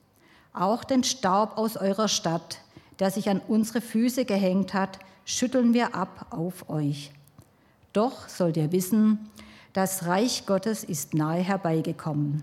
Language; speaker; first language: German; native; German